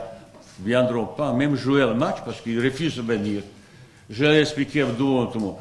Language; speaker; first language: French; non-native, fluent; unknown